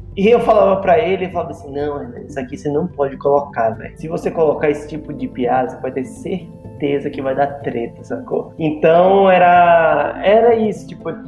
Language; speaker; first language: Portuguese; native; Portuguese